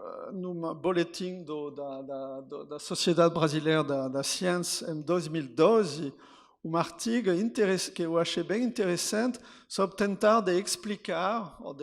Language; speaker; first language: Portuguese; non-native, fluent; French